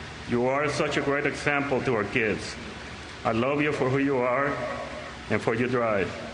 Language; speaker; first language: English; non-native, fluent; Spanish